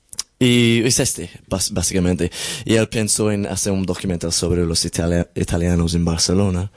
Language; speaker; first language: Spanish; non-native, learner; English